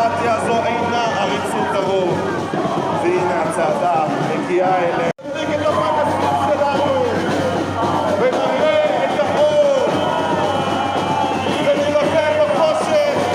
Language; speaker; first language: Hebrew; native; Hebrew